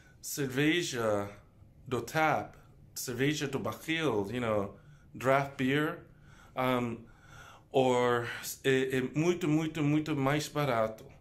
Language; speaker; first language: Portuguese; non-native, learner; English